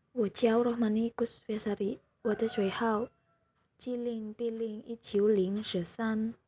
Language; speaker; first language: Chinese; non-native, learner; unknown